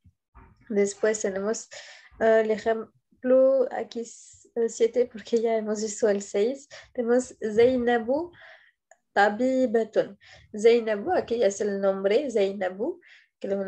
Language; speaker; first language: Spanish; non-native, fluent; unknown